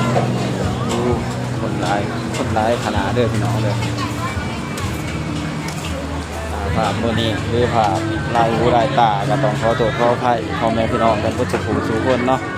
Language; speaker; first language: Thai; non-native, local second language; Northeastern Thai